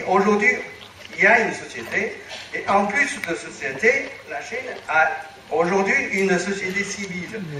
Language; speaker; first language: French; non-native, fluent; Chinese